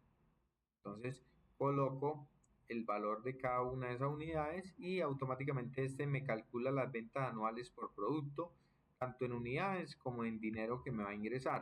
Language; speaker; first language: Spanish; native; Spanish